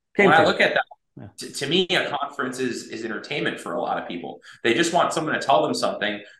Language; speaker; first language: English; native; English